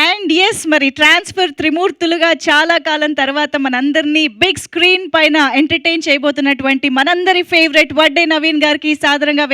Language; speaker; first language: Telugu; native; Telugu